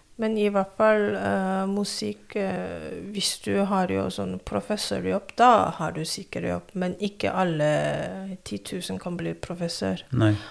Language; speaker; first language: Norwegian; non-native, fluent; Korean